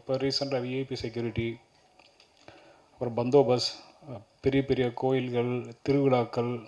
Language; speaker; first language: Tamil; native; Tamil